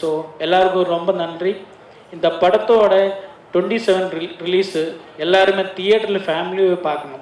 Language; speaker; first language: Tamil; non-native, learner; Malayalam